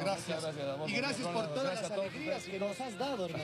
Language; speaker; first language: Spanish; native; Spanish